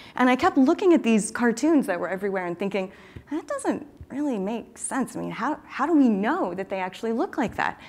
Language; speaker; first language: English; native; English